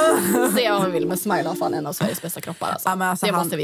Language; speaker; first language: Swedish; native; Swedish